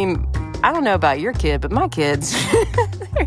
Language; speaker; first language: English; native; English